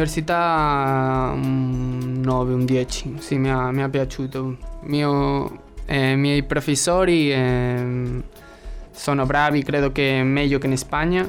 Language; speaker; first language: Italian; non-native, learner; Spanish